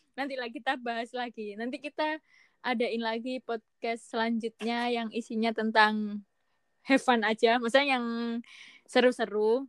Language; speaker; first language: Indonesian; native; Indonesian